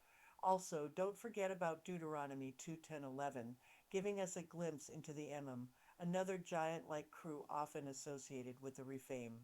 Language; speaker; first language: English; native; English